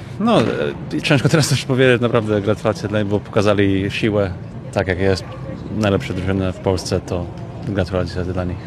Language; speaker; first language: Polish; early bilingual, heritage; English